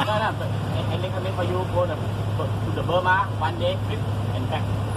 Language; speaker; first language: English; non-native, learner; Thai